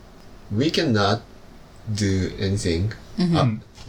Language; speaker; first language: English; non-native, learner; Japanese